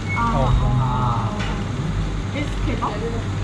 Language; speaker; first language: English; non-native, learner; Korean